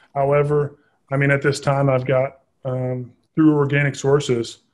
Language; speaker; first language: English; native; English